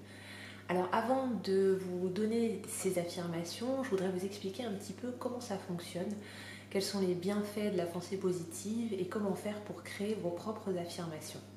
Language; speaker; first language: French; native; French